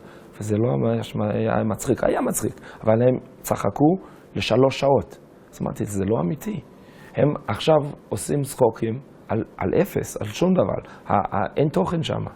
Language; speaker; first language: Hebrew; non-native, fluent; English